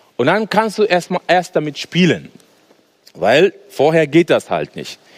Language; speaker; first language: German; non-native, fluent; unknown